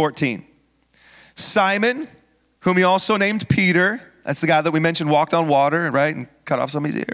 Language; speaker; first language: English; native; English